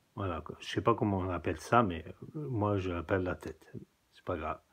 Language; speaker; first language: French; non-native, local second language; Kabyle